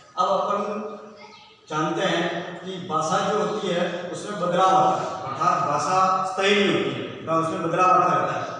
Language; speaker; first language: Hindi; native; Hindi